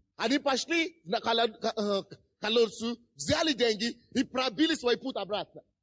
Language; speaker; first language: Russian; non-native, fluent; Yoruba